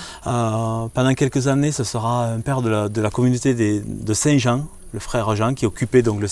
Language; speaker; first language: French; native; French